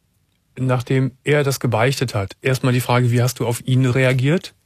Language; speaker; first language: German; native; German